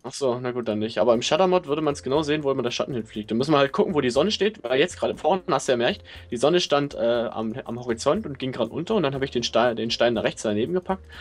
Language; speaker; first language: German; native; German